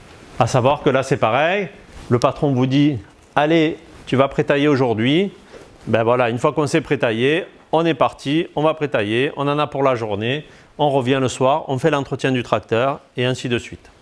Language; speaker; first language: French; native; French